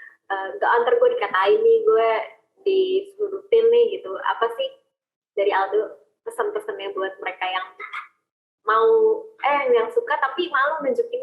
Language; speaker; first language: Indonesian; native; Indonesian